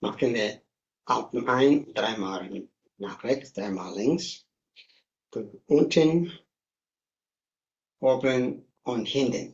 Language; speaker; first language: German; non-native, learner; Tibetan